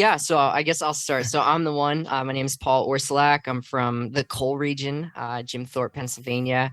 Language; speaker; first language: English; native; English